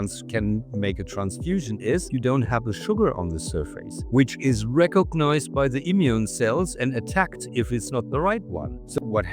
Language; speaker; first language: English; non-native, fluent; German